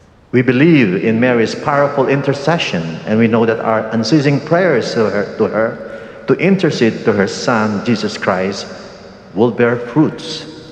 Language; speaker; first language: English; non-native, local second language; Pampanga